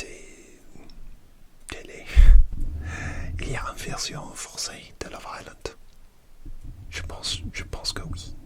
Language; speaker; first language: French; non-native, learner; English